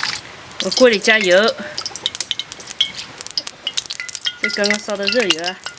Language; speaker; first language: Chinese; native; Chinese